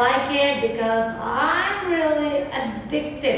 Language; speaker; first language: English; non-native, learner; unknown